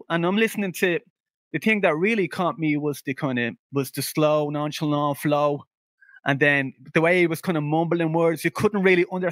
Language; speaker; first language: English; native; English